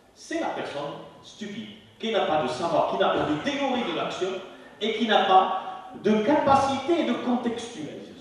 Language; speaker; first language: French; non-native, local second language; Arabic